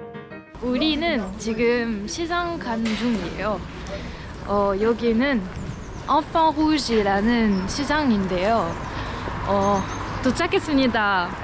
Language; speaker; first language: Korean; non-native, learner; French